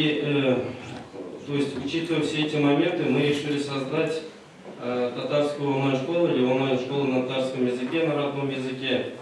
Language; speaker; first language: Russian; non-native, local second language; Tatar